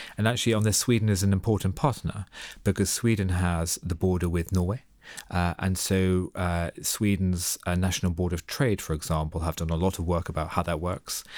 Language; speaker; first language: English; native; English